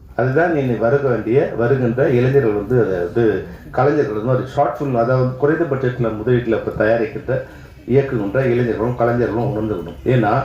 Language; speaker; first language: Tamil; native; Tamil